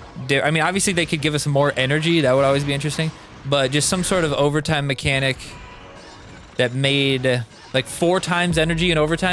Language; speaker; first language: English; native; English